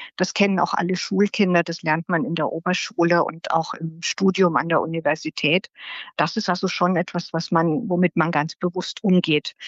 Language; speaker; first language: German; native; German